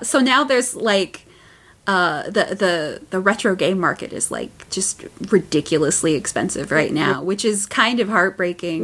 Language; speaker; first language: English; native; English